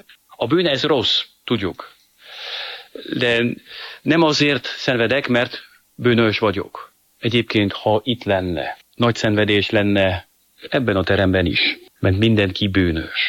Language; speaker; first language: Hungarian; non-native, fluent; French